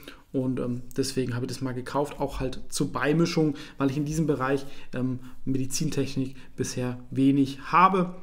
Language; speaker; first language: German; native; German